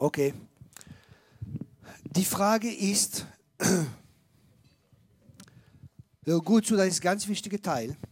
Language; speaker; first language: German; non-native, fluent; French